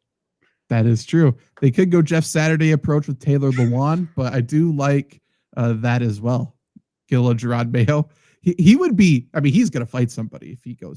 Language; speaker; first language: English; native; English